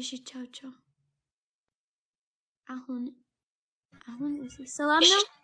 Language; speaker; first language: Amharic; non-native, learner; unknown